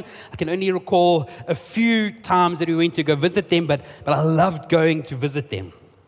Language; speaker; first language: English; non-native, local second language; Afrikaans